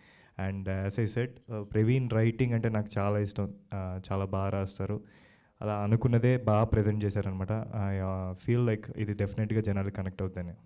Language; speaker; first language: Telugu; native; Telugu